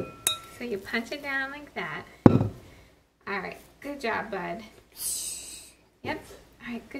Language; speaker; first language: English; native; English